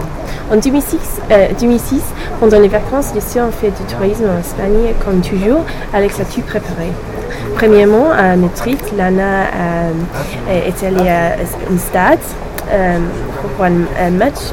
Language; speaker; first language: French; non-native, learner; English